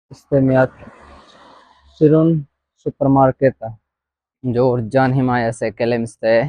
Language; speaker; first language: Armenian; non-native, learner; Hindi